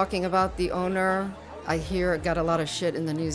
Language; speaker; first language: English; early bilingual, other home language; Spanish